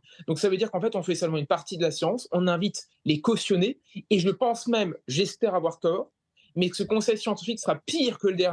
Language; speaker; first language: French; native; French